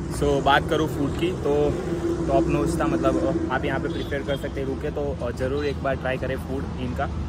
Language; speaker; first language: Hindi; non-native, local second language; Gujarati